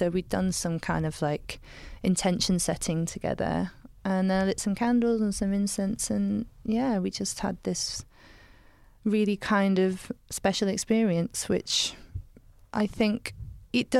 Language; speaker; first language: English; native; English